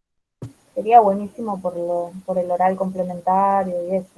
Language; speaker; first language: Spanish; native; Spanish